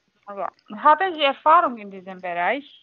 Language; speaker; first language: German; non-native, fluent; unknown